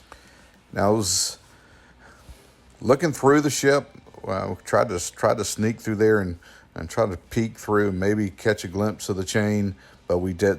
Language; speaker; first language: English; native; English